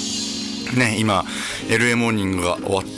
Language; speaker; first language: Japanese; native; Japanese